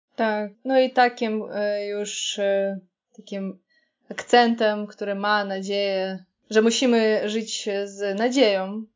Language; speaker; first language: Polish; non-native, fluent; Russian